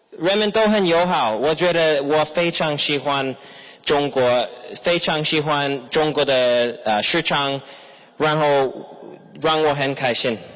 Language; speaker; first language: Chinese; non-native, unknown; English